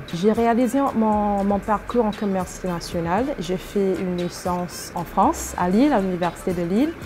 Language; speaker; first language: French; non-native, fluent; English